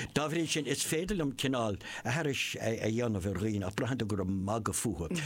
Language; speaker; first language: Irish; non-native, local second language; English